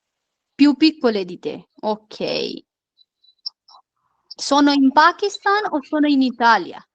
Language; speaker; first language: Italian; non-native, fluent; Urdu